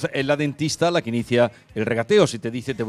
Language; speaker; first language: Spanish; native; Spanish